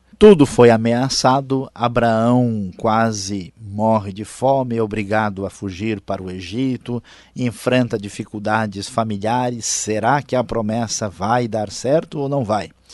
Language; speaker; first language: Portuguese; native; Portuguese